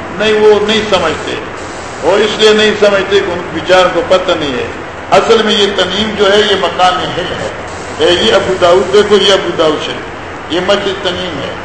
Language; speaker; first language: Urdu; non-native, local second language; Northern Hindko